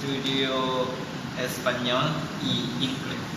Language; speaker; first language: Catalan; non-native, learner; Thai